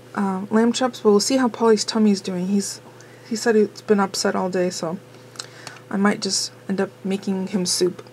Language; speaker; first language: English; early bilingual, other home language; Russian